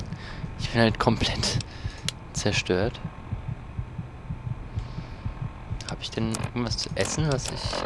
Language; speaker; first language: German; native; German